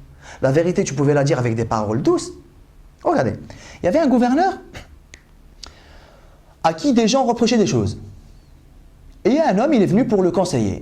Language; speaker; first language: French; native; French